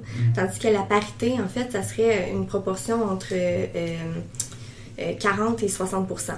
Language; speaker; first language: French; native; French